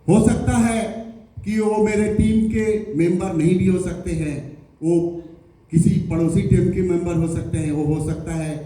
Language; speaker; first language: Hindi; non-native, local second language; Bangla